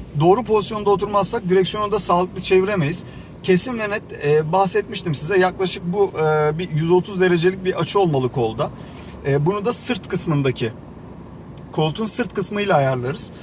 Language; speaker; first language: Turkish; native; Turkish